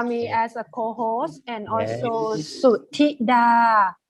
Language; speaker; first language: English; non-native, fluent; Thai